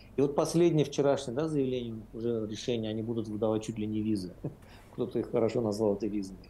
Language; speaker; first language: Russian; non-native, local second language; Azerbaijani